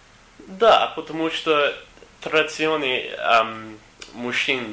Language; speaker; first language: Russian; non-native, learner; English